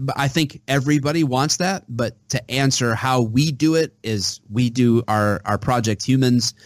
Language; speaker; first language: English; native; English